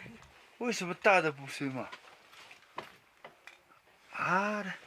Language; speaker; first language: Chinese; native; Chinese